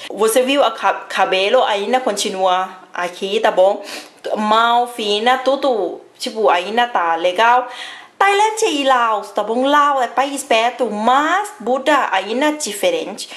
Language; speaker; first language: Portuguese; non-native, fluent; Thai